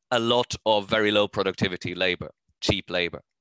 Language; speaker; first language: English; non-native, fluent; Norwegian